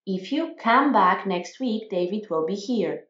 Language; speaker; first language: English; non-native, fluent; Polish